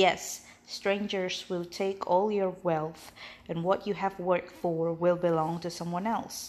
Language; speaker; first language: English; non-native, fluent; Indonesian